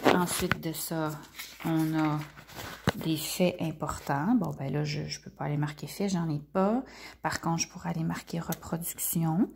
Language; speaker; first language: French; native; French